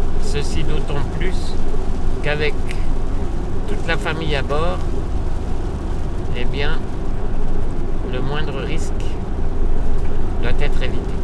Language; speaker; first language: French; native; French